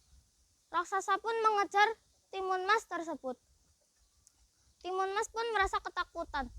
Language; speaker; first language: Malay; non-native, local second language; Javanese